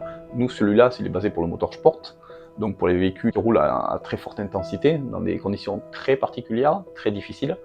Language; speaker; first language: French; native; French